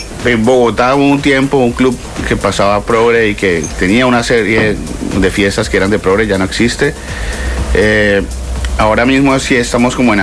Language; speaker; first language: Spanish; native; Spanish